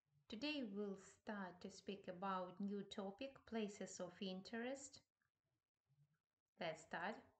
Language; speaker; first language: English; non-native, fluent; Ukrainian